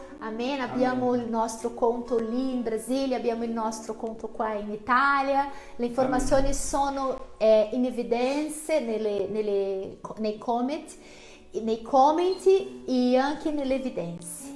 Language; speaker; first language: Italian; non-native, fluent; Portuguese